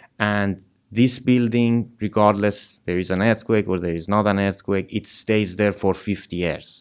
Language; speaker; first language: English; non-native, fluent; Persian